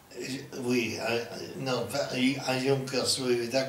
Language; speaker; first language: French; non-native, fluent; English